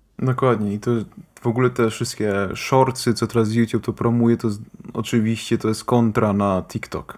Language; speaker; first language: Polish; early bilingual, heritage; Polish